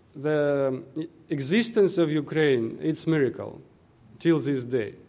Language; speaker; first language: English; non-native, fluent; Russian